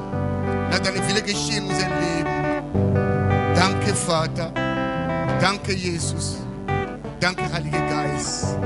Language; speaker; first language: German; non-native, learner; French